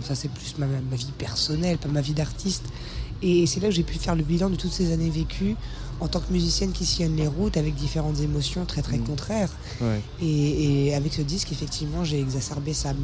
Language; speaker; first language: French; native; French